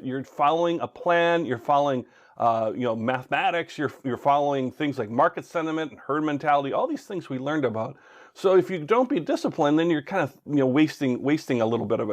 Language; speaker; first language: English; native; English